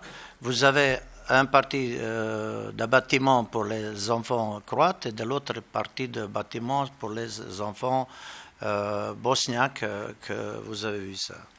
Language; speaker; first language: French; non-native, learner; Bosnian